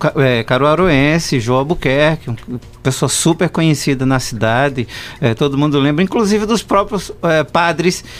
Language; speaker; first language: Portuguese; native; Portuguese